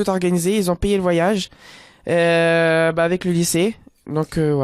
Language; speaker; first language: French; native; French